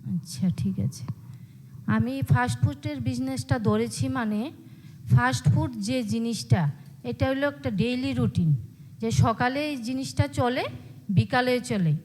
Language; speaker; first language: Bangla; native; Bangla